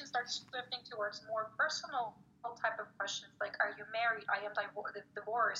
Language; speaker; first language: English; non-native, fluent; Spanish